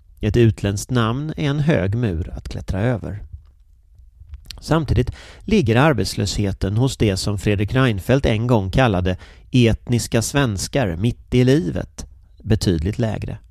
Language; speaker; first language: Swedish; native; Swedish